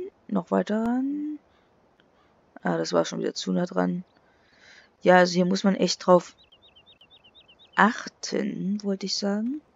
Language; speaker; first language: German; native; German